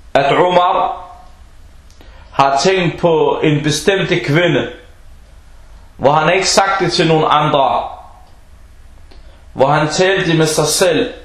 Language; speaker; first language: Danish; non-native, fluent; Arabic